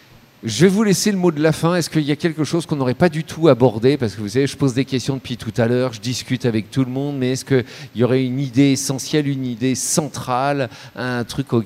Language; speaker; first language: French; native; French